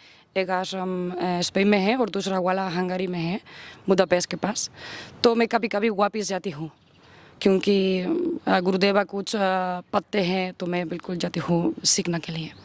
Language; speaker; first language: Hindi; non-native, learner; Spanish